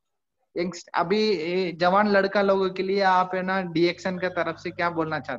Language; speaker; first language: Hindi; non-native, fluent; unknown